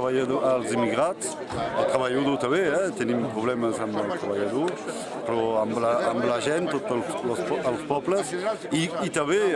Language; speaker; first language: Catalan; non-native, local second language; French